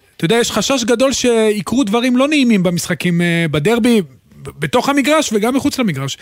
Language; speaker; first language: Hebrew; native; Hebrew